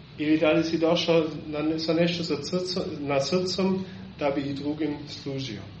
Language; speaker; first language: Serbian; non-native, fluent; German